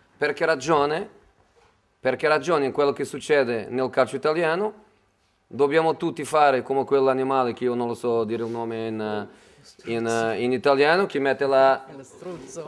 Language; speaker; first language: Italian; non-native, fluent; Portuguese